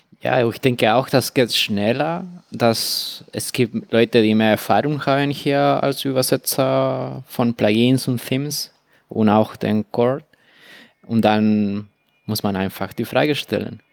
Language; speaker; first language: German; non-native, fluent; Spanish